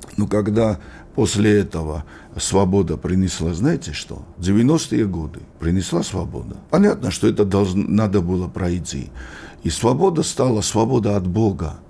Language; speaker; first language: Russian; non-native, local second language; Georgian